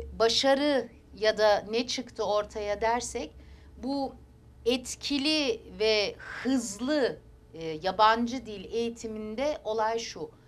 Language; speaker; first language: Turkish; early bilingual, heritage; Turkish